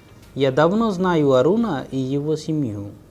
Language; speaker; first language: Russian; non-native, fluent; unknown